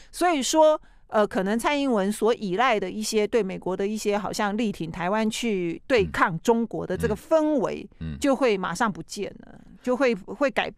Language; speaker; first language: Chinese; native; Chinese